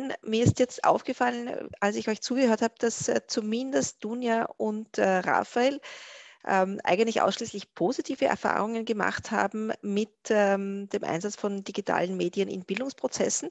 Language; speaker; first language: German; native; German